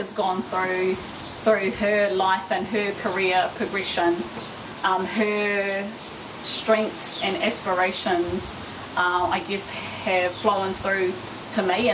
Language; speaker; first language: English; native; English